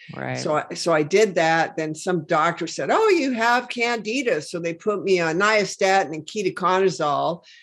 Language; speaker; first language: English; native; English